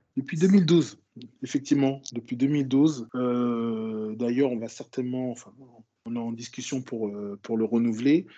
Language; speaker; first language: French; native; French